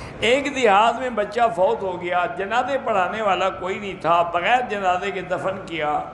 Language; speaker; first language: Urdu; native; Urdu